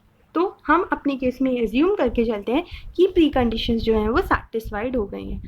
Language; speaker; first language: Hindi; native; Hindi